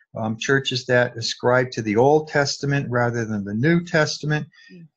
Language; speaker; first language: English; native; English